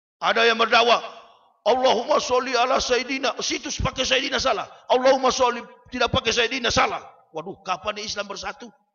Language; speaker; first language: Malay; native; Malay